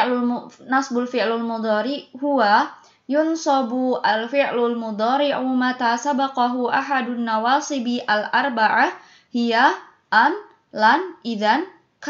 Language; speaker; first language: Arabic; non-native, fluent; Indonesian